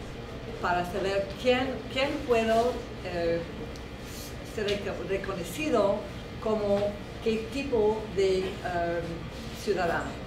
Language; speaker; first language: Spanish; non-native, fluent; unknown